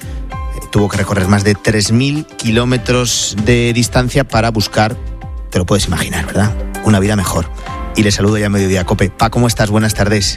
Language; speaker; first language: Spanish; native; Spanish